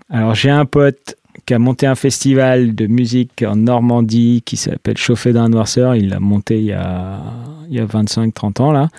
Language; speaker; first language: French; native; French